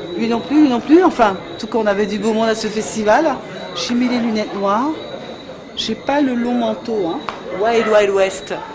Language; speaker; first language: French; native; French